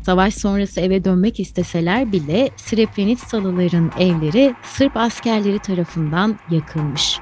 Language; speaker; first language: Turkish; native; Turkish